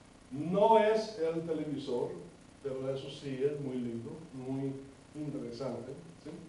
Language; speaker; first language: Spanish; non-native, fluent; English